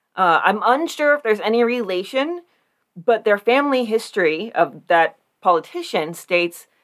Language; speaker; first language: English; native; English